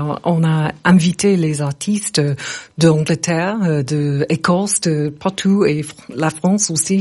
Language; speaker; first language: French; non-native, fluent; English